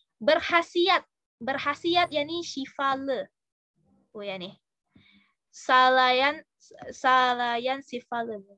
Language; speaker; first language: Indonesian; native; Indonesian